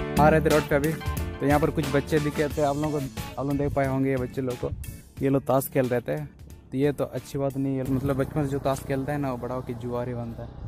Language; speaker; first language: Hindi; non-native, local second language; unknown